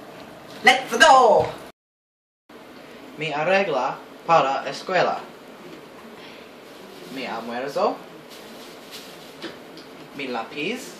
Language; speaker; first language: Spanish; non-native, learner; English